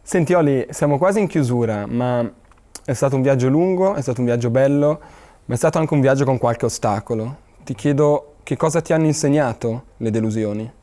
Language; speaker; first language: Italian; native; Italian